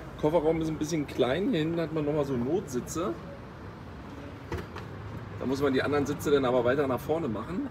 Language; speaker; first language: German; native; German